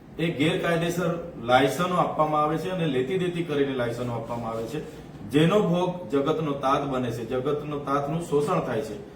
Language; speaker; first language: Gujarati; non-native, local second language; Vasavi